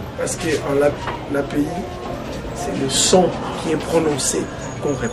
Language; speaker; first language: French; non-native, local second language; Kongo